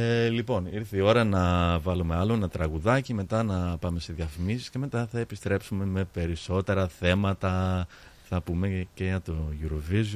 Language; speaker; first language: Greek; early bilingual, heritage; Greek